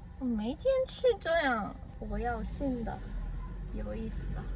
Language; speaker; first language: Chinese; non-native, learner; Korean